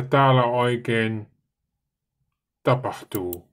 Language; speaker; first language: Finnish; non-native, learner; Dutch